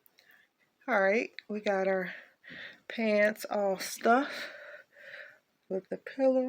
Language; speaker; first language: English; native; English